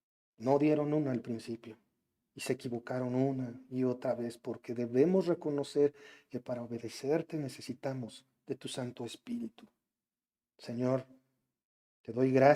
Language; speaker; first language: Spanish; native; Spanish